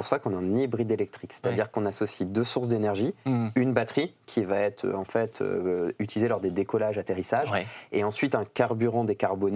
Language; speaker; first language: French; native; French